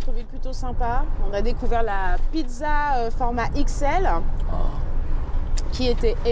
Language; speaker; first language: French; native; French